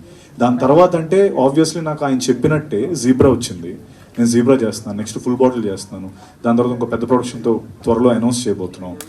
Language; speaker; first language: Telugu; native; Telugu